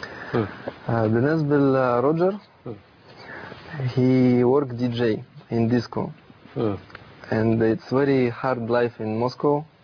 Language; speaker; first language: English; non-native, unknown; Russian